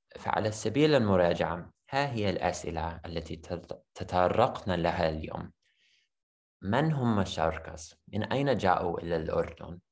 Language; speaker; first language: Arabic; non-native, fluent; English